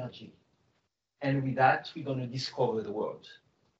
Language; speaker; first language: English; non-native, fluent; Arabic